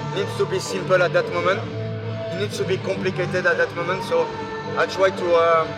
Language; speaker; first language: English; non-native, fluent; French